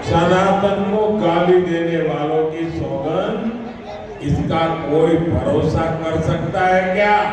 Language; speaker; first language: Hindi; non-native, local second language; Gujarati